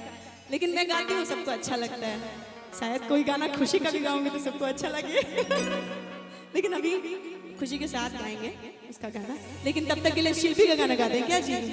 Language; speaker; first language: Hindi; non-native, local second language; Bhojpuri